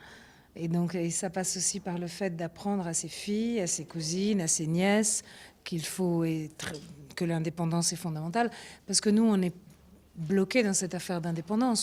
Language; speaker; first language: French; early bilingual, other home language; Italian